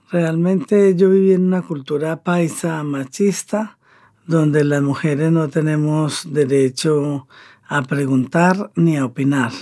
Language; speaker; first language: Spanish; native; Spanish